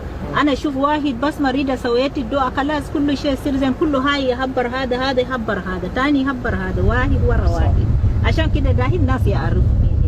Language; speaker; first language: Arabic; non-native, learner; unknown